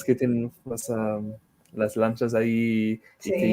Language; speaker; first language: Spanish; non-native, fluent; English